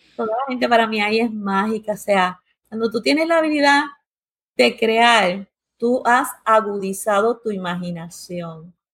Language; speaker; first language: Spanish; early bilingual, heritage; Spanish